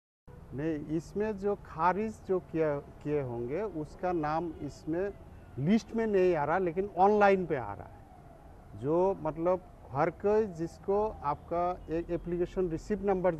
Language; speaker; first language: Urdu; non-native, local second language; Bangla